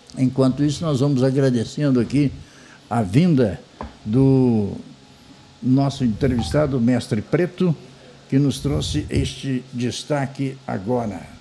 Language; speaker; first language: Portuguese; native; Portuguese